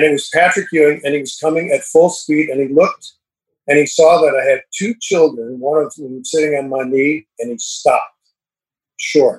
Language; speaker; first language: English; native; English